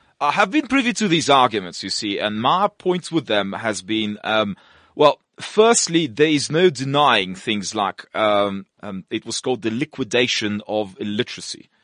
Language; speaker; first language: English; non-native, fluent; Russian